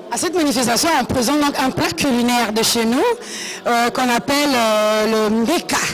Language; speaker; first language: French; non-native, local second language; Lingala